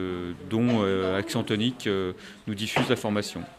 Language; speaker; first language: French; native; French